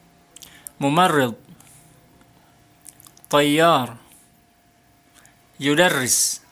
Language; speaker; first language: Arabic; non-native, fluent; Indonesian